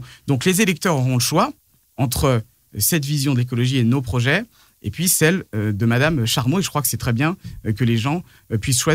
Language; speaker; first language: French; native; French